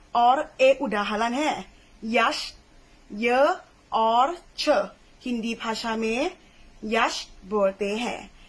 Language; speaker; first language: Hindi; non-native, fluent; Thai